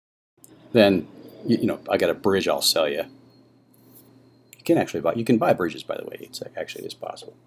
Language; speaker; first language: English; native; English